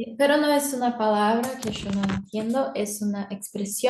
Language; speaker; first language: Spanish; non-native, learner; Portuguese